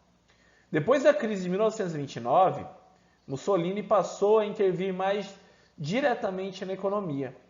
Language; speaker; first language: Portuguese; native; Portuguese